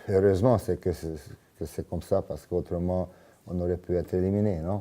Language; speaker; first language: French; non-native, fluent; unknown